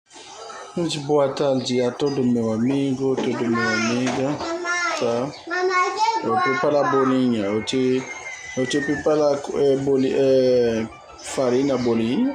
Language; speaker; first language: Portuguese; non-native, learner; Haitian Creole